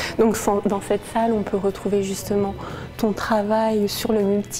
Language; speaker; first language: French; native; French